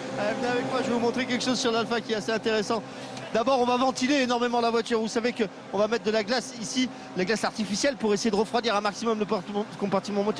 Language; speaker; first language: French; native; French